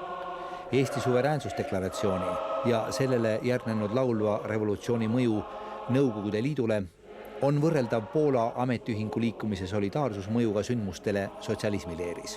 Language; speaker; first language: Estonian; native; Estonian